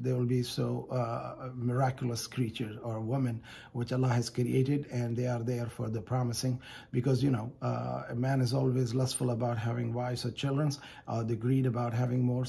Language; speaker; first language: English; non-native, fluent; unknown